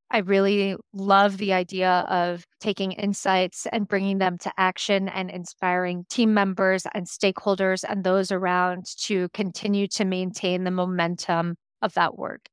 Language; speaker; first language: English; native; English